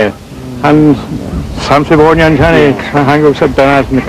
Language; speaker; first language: Korean; non-native, learner; English